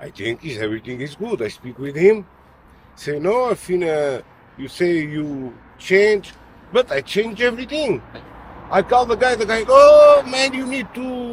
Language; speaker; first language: English; non-native, learner; Portuguese